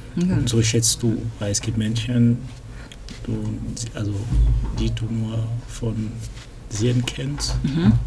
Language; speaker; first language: German; early bilingual, other home language; French